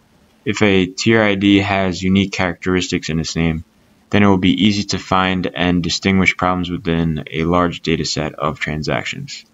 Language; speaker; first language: English; native; English